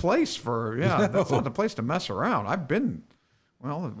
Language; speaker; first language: English; native; English